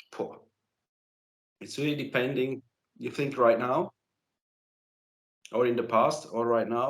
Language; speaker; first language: English; non-native, fluent; German